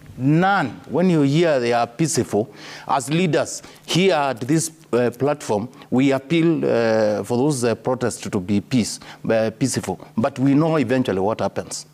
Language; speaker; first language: English; non-native, local second language; Kamba